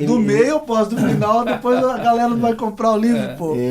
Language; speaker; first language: Portuguese; native; Portuguese